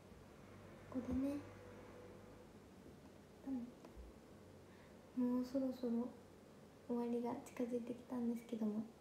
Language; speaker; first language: Japanese; native; Japanese